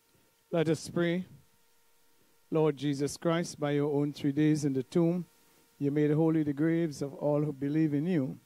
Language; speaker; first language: English; native; English